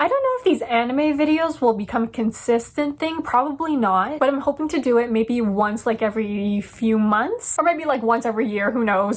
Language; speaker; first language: English; native; English